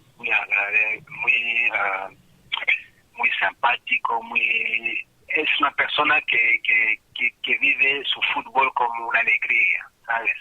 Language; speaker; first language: Spanish; non-native, fluent; French